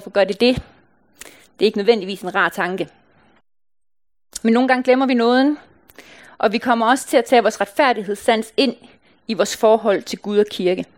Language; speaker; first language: Danish; native; Danish